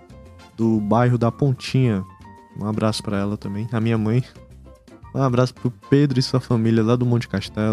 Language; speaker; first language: Portuguese; native; Portuguese